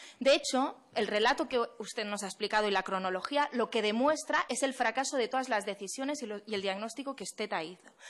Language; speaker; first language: Spanish; non-native, local second language; Catalan